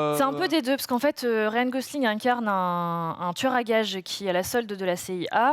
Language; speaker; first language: French; native; French